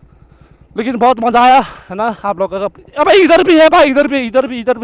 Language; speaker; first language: Hindi; non-native, learner; Nepali